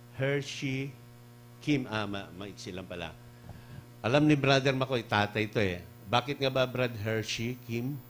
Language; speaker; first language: Filipino; non-native, local second language; Cebuano